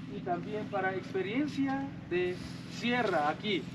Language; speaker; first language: Spanish; non-native, learner; Korean